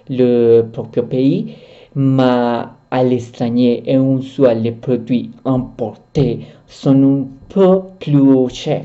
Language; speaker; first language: French; non-native, learner; Spanish